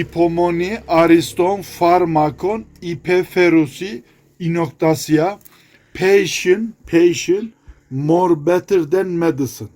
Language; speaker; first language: English; non-native, learner; Turkish